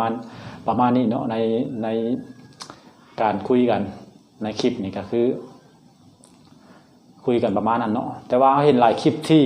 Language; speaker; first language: Thai; non-native, local second language; Lao